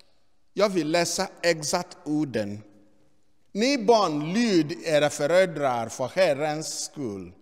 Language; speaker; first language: Swedish; non-native, fluent; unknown